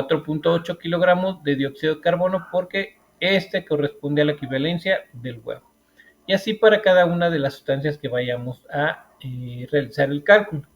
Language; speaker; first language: Spanish; native; Spanish